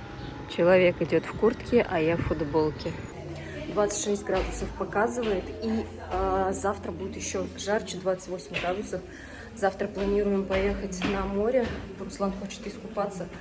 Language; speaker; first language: Russian; native; Russian